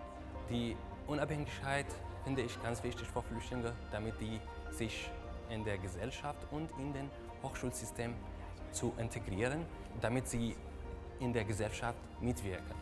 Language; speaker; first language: German; non-native, learner; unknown